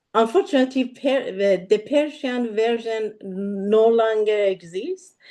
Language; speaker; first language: English; non-native, learner; Persian